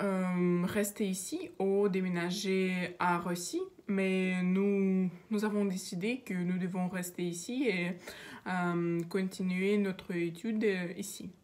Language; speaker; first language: French; non-native, learner; Russian